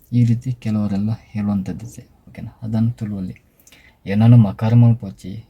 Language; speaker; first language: Kannada; native; Kannada